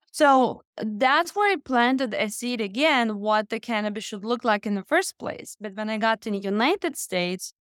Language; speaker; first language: English; non-native, fluent; Lithuanian